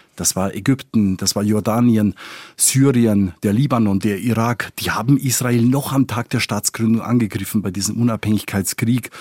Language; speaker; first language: German; non-native, fluent; Spanish